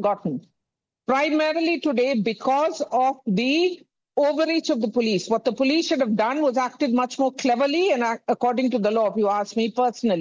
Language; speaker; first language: English; non-native, local second language; Tamil